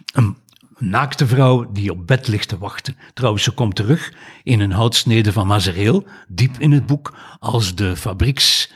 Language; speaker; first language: Dutch; native; Dutch